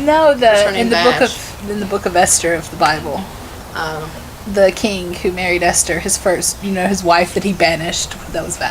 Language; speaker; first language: English; native; English